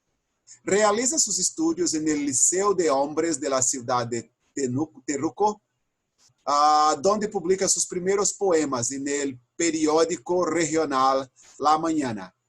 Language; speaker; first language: Spanish; non-native, fluent; Portuguese